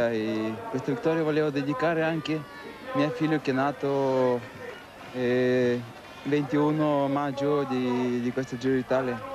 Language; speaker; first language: Italian; non-native, learner; Russian